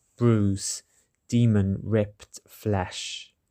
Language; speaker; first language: English; native; English